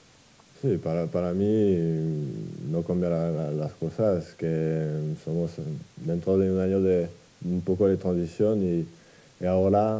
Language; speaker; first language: Spanish; non-native, fluent; French